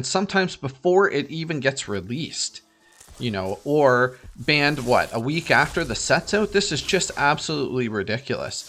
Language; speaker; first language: English; native; English